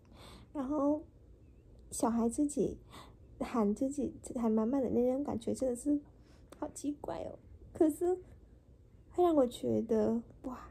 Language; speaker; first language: Chinese; non-native, fluent; Vietnamese